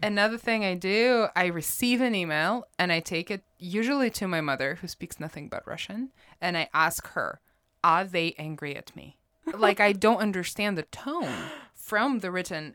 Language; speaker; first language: English; non-native, fluent; Russian